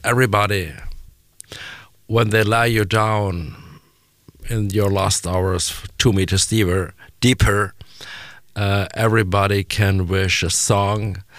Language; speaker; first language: English; non-native, learner; German